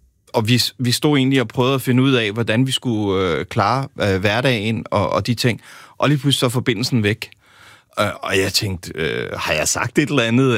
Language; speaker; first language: Danish; native; Danish